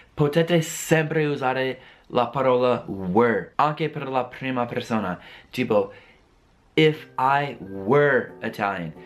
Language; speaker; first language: Italian; non-native, fluent; English